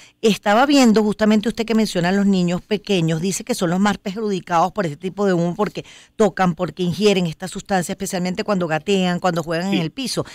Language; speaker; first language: Spanish; native; Spanish